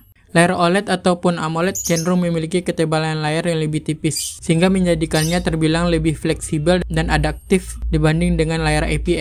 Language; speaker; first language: Indonesian; native; Indonesian